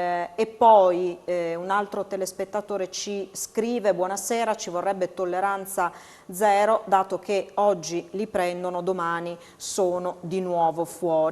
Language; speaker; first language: Italian; native; Italian